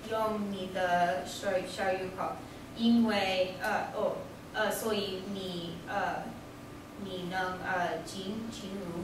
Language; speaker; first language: Chinese; non-native, learner; English